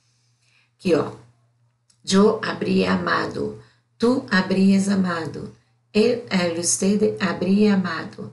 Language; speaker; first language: Spanish; non-native, learner; Portuguese